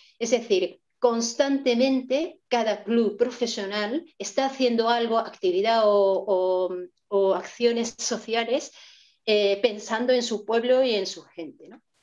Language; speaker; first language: Spanish; non-native, fluent; Japanese